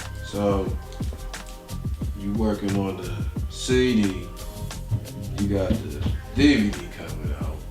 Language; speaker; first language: English; native; English